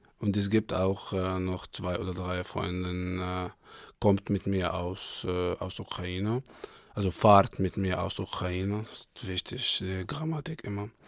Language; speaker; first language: German; non-native, learner; Arabic